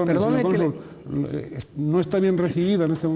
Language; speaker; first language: Spanish; native; Spanish